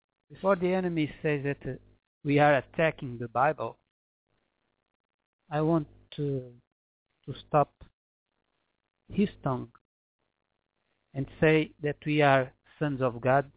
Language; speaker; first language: English; non-native, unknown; Portuguese